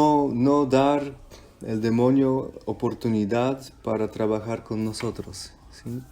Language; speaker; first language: Spanish; non-native, fluent; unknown